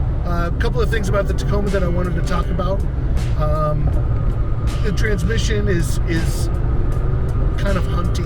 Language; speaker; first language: English; native; English